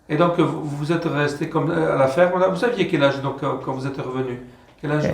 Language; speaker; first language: French; native; French